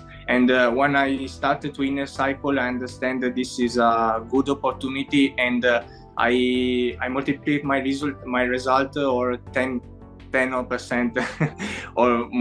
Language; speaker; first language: English; non-native, learner; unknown